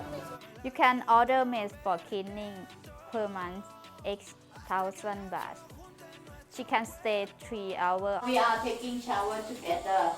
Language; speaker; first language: English; non-native, learner; Thai